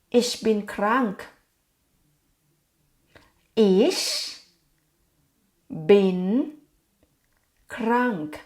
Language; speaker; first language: German; non-native, fluent; Thai